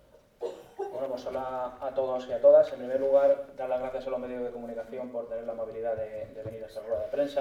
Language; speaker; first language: Spanish; native; Spanish